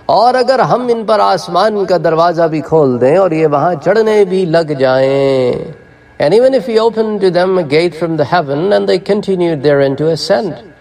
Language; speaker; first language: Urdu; non-native, local second language; Punjabi